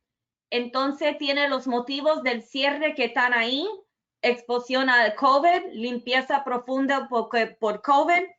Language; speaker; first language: Spanish; early bilingual, other home language; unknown